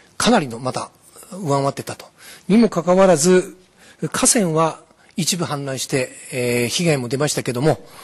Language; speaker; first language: Japanese; native; Japanese